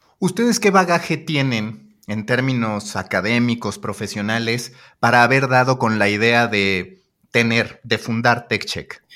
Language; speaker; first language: Spanish; native; Spanish